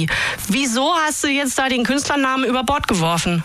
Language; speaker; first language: German; native; German